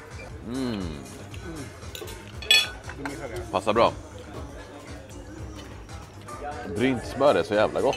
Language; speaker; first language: Swedish; native; Swedish